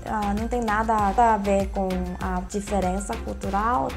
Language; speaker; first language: Portuguese; non-native, fluent; Korean